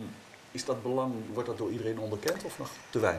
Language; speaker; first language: Dutch; native; Dutch